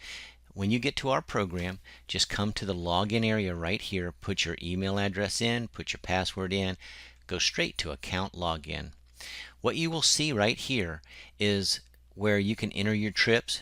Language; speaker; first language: English; native; English